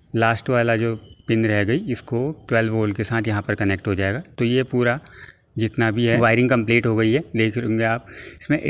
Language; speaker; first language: Hindi; native; Hindi